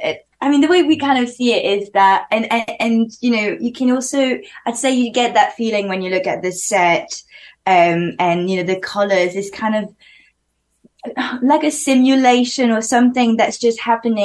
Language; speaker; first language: English; non-native, fluent; French